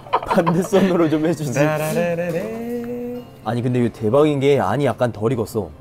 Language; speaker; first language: Korean; native; Korean